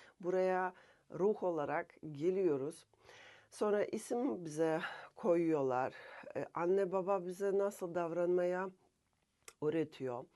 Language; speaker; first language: Turkish; non-native, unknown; Russian